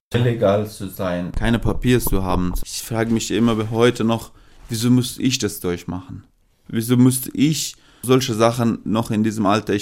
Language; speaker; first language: German; non-native, fluent; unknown